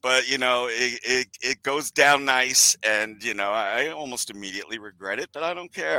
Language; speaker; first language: English; native; English